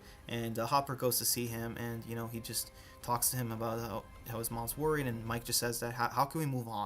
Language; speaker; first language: English; native; English